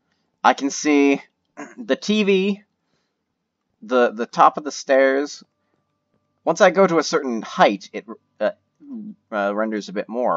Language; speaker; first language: English; native; English